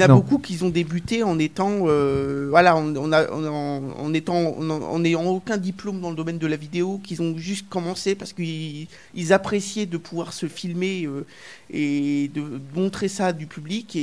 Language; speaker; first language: French; native; French